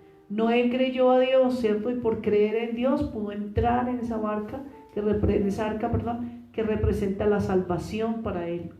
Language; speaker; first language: Spanish; native; Spanish